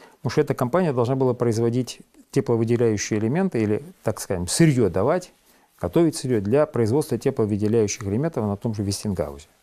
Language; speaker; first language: Russian; native; Russian